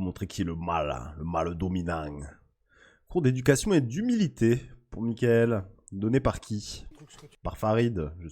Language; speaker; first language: French; native; French